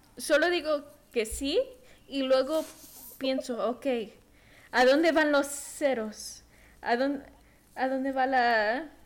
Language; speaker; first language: Spanish; early bilingual, heritage; Spanish